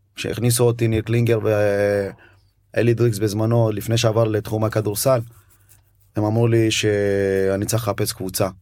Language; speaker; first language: Hebrew; early bilingual, other home language; Amharic